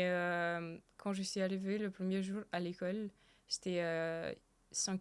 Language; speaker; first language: French; early bilingual, other home language; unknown